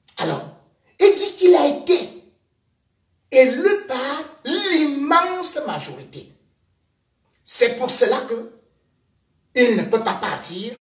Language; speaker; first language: French; native; French